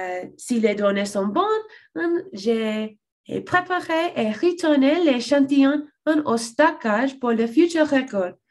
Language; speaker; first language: French; non-native, learner; English